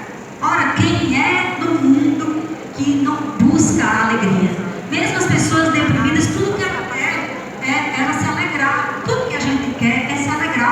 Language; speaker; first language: Portuguese; native; Portuguese